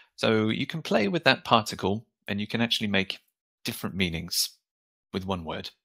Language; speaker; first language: English; native; English